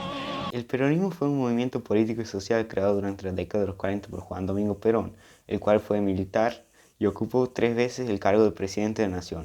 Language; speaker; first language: Spanish; native; Spanish